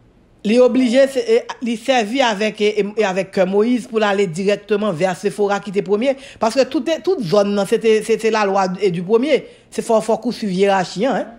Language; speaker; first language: French; non-native, local second language; Haitian Creole